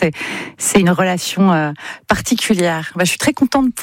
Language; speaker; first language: French; native; French